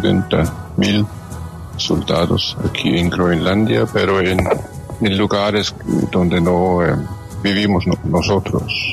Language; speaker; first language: Spanish; non-native, fluent; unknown